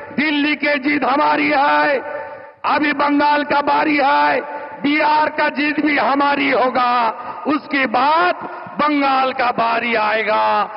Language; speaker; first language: Hindi; non-native, local second language; Bangla